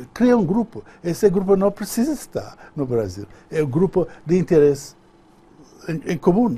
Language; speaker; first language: Portuguese; non-native, fluent; English